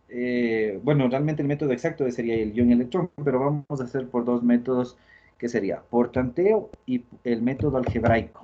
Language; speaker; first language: Spanish; native; Spanish